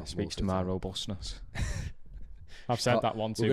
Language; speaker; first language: English; native; English